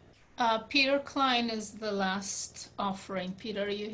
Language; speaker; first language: English; native; English